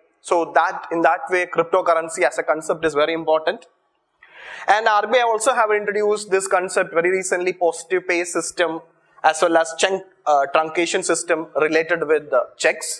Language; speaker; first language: English; non-native, local second language; Malayalam